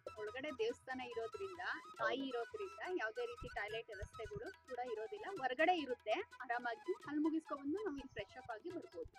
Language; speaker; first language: Kannada; native; Kannada